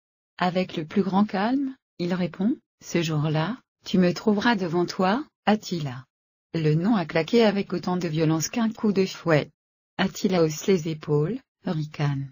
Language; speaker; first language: French; native; French